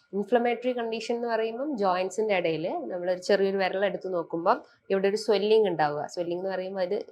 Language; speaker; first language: Malayalam; native; Malayalam